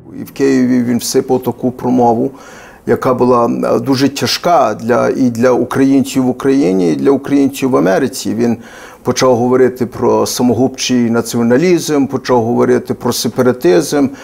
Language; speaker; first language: Ukrainian; early bilingual, heritage; Ukrainian